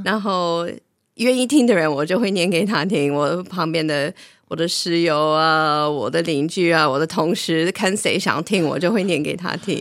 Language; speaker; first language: Chinese; non-native, fluent; English